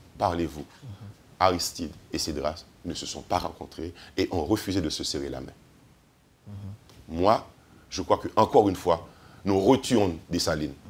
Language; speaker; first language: French; native; French